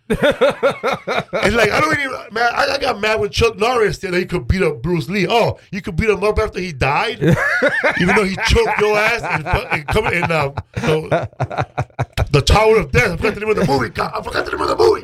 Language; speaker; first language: English; early bilingual, other home language; Spanish